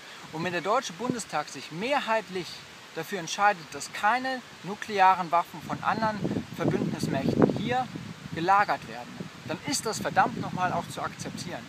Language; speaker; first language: German; native; German